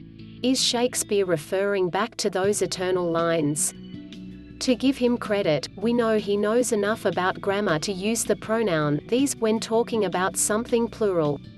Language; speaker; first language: English; native; English